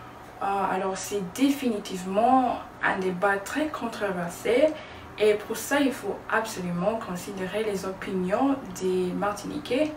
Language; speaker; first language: French; non-native, learner; English